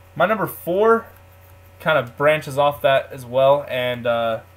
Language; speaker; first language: English; native; English